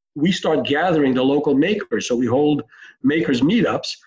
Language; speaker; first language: English; early bilingual, other home language; Hebrew